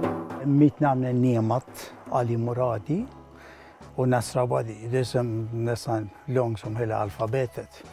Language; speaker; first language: Swedish; non-native, fluent; Persian